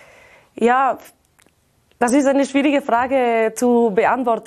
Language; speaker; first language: German; non-native, fluent; Catalan